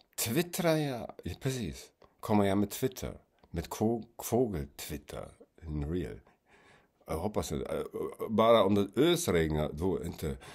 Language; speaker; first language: Swedish; non-native, fluent; German